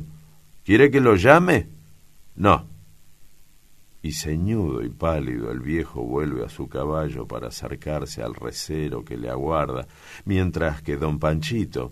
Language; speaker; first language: Spanish; native; Spanish